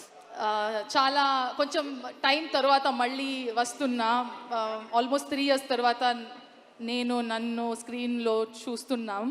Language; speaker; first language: Telugu; non-native, learner; Tulu